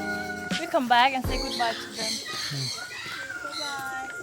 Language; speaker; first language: English; non-native, learner; Thai